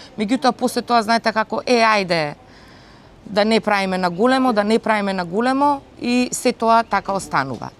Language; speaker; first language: Macedonian; native; Macedonian